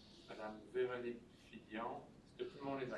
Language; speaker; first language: French; native; French